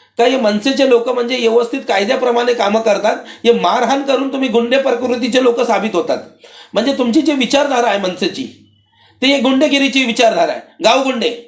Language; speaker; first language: Marathi; non-native, local second language; Urdu